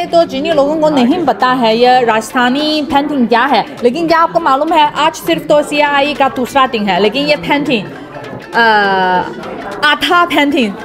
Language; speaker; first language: Hindi; non-native, fluent; Chinese